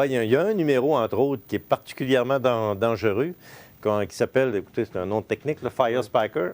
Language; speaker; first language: French; native; French